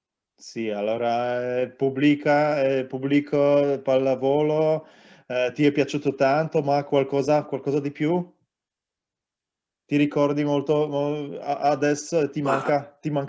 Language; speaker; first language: Italian; non-native, learner; Polish